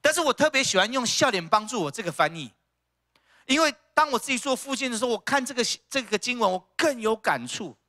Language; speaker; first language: Chinese; native; Chinese